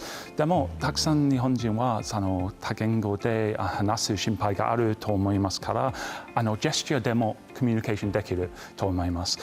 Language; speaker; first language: Japanese; non-native, fluent; English